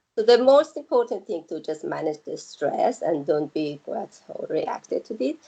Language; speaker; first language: English; non-native, fluent; Persian